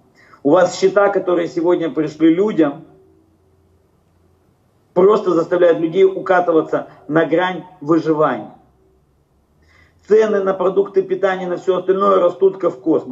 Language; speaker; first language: Russian; native; Russian